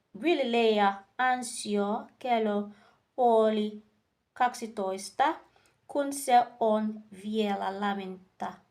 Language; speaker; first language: Finnish; non-native, learner; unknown